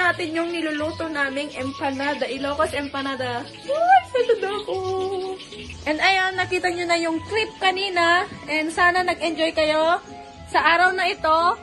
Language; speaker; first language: Filipino; non-native, local second language; Iloko